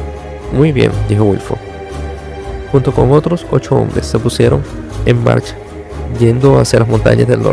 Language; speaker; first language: Spanish; native; Spanish